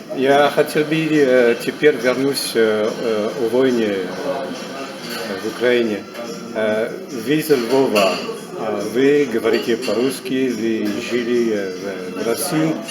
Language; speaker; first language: Russian; non-native, learner; French